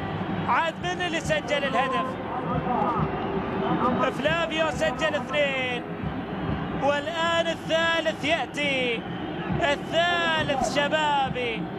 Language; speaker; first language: Arabic; native; Arabic